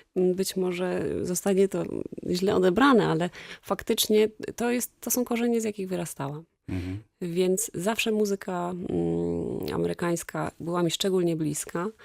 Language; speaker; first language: Polish; native; Polish